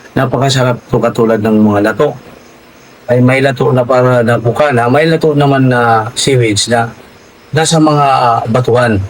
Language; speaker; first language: Filipino; non-native, local second language; Cebuano